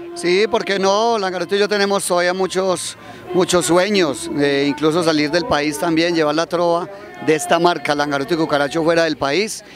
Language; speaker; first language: Spanish; native; Spanish